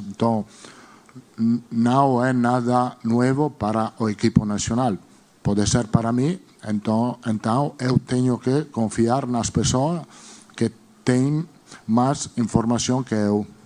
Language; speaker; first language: Portuguese; non-native, learner; Spanish